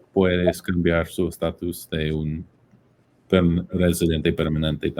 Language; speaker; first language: Spanish; non-native, fluent; English